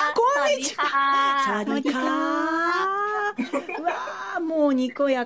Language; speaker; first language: Japanese; native; Japanese